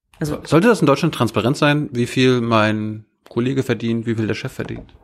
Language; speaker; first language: German; native; German